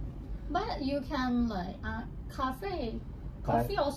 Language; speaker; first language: English; non-native, learner; Thai